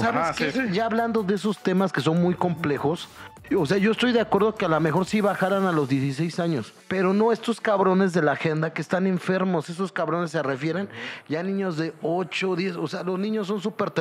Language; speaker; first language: Spanish; native; Spanish